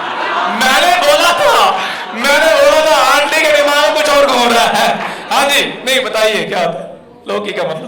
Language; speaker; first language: Hindi; native; Hindi